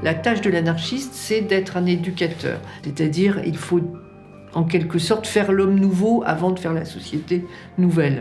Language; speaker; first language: French; native; French